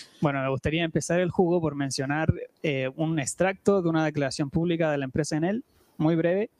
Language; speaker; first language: Spanish; native; Spanish